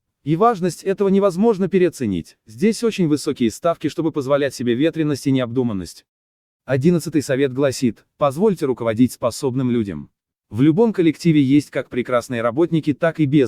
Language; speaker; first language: Russian; native; Russian